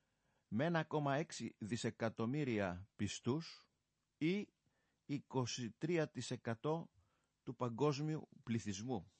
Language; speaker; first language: Greek; native; Greek